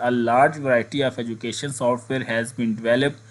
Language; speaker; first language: English; non-native, local second language; Urdu